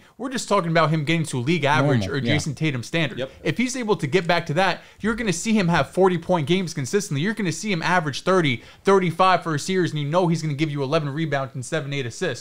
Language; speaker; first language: English; native; English